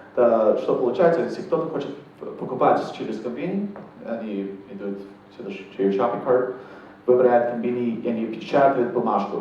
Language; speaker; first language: Russian; non-native, fluent; English